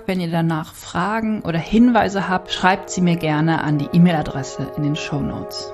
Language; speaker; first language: German; native; German